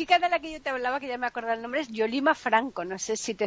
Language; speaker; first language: Spanish; native; Spanish